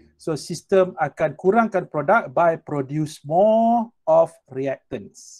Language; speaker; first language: English; non-native, local second language; Malay